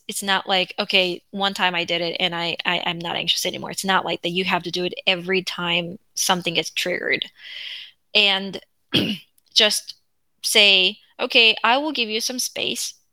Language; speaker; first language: English; non-native, fluent; Korean